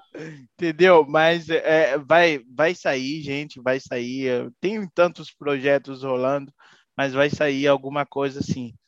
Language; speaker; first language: Portuguese; non-native, fluent; Haitian Creole